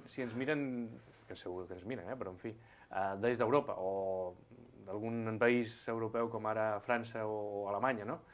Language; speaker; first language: Catalan; native; Catalan